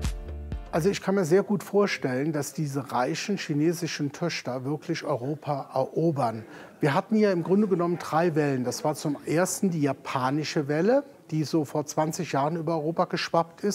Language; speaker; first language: German; native; German